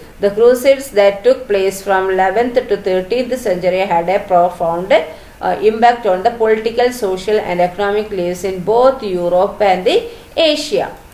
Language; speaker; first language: English; non-native, local second language; Malayalam